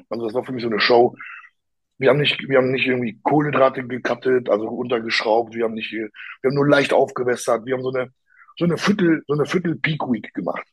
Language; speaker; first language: German; early bilingual, other home language; Polish